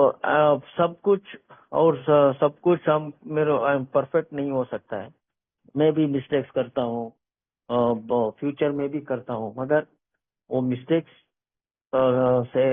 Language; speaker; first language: Hindi; non-native, local second language; Kannada